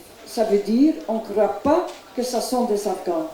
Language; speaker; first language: French; non-native, local second language; Dutch